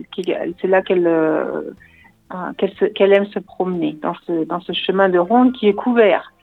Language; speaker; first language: French; native; French